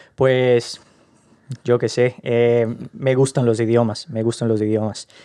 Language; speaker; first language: Spanish; non-native, fluent; Portuguese